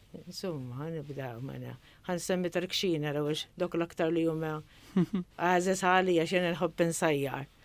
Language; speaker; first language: Maltese; native; Maltese